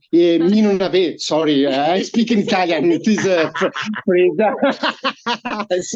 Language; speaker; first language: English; non-native, learner; Italian